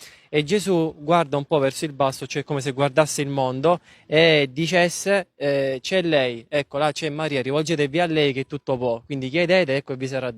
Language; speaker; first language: Italian; native; Italian